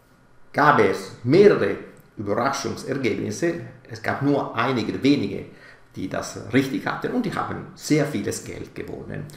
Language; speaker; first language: German; non-native, fluent; Italian